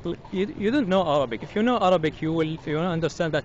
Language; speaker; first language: English; non-native, learner; Arabic